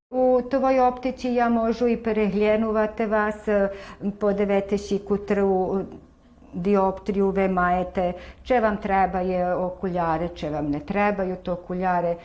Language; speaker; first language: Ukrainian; early bilingual, heritage; Ukrainian